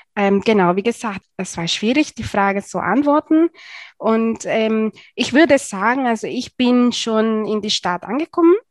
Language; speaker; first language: German; non-native, fluent; Spanish